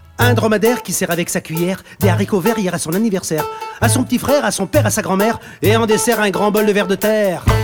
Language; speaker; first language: French; native; French